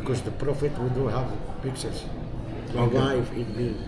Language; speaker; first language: English; non-native, learner; Arabic